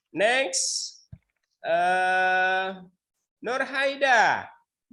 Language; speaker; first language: English; non-native, learner; Indonesian